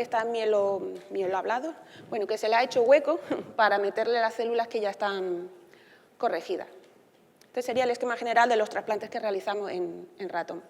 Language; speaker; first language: Spanish; native; Spanish